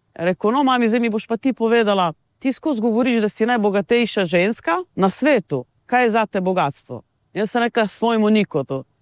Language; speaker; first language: Slovenian; non-native, local second language; Romany